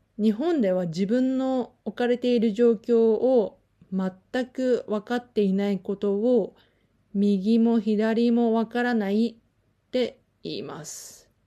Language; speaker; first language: Japanese; native; Japanese